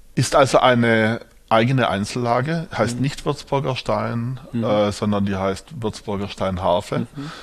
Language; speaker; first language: German; native; German